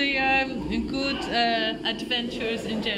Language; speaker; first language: English; non-native, fluent; Portuguese